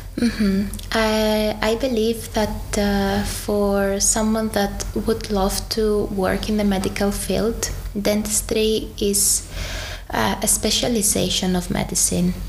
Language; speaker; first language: English; non-native, fluent; Greek